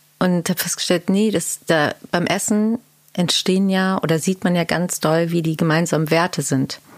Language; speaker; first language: German; early bilingual, other home language; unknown